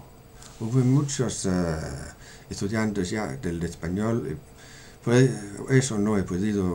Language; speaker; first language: Spanish; non-native, fluent; Danish